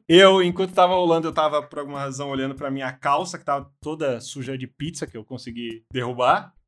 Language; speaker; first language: Portuguese; native; Portuguese